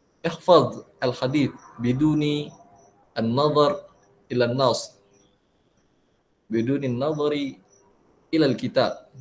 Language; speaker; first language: Arabic; non-native, fluent; Malay